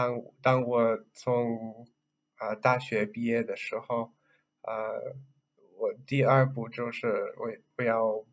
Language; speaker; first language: Chinese; non-native, learner; English